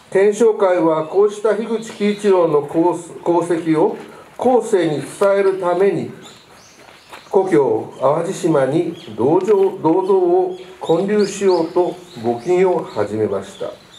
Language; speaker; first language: Japanese; native; Japanese